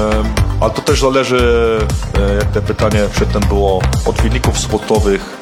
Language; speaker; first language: Polish; early bilingual, heritage; Polish